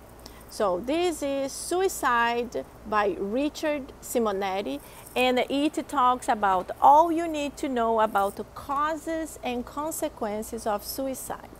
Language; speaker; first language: English; non-native, fluent; Portuguese